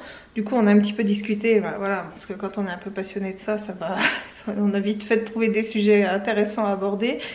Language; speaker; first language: French; native; French